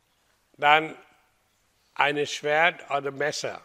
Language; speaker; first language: German; non-native, fluent; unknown